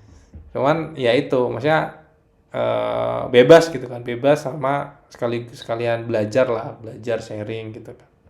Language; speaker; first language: Indonesian; native; Indonesian